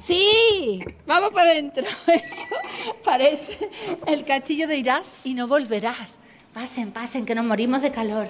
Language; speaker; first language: Spanish; native; Spanish